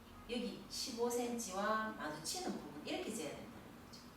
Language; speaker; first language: Korean; native; Korean